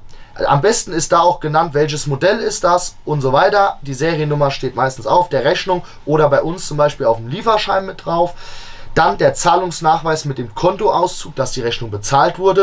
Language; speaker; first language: German; native; German